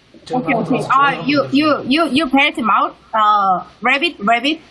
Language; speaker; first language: Korean; non-native, learner; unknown